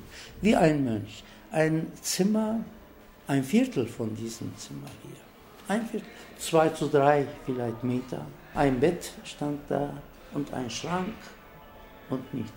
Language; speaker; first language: German; non-native, fluent; Turkish